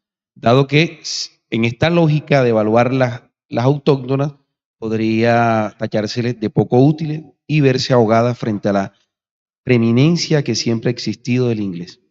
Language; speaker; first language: Spanish; native; Spanish